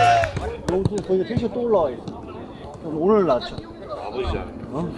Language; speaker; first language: Korean; native; Korean